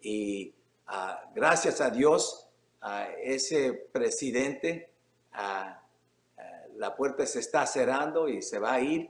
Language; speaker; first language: Spanish; early bilingual, heritage; Spanish